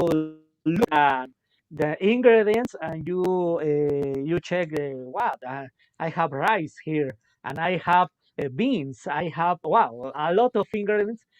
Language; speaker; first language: English; non-native, local second language; Spanish